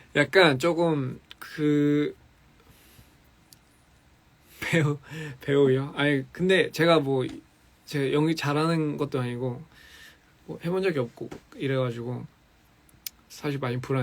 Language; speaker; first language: Korean; early bilingual, heritage; English